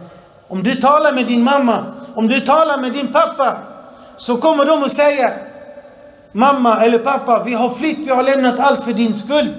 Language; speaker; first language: Swedish; early bilingual, other home language; Arabic